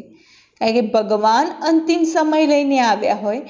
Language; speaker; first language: Hindi; non-native, local second language; Gujarati